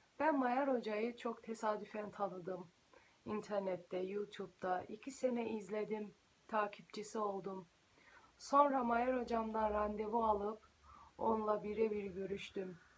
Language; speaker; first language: Turkish; early bilingual, heritage; Turkish